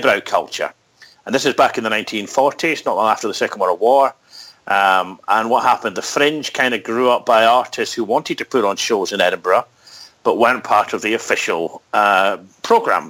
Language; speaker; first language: English; native; English